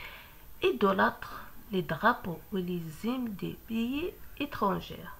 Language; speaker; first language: French; non-native, local second language; Kabyle